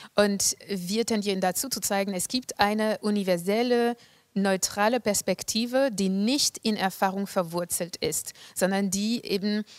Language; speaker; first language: German; non-native, fluent; French